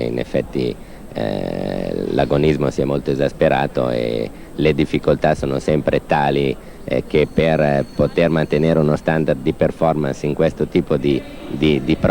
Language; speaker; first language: Italian; native; Italian